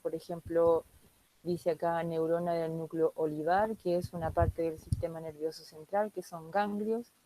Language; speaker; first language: Spanish; native; Spanish